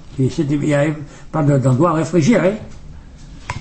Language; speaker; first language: French; native; French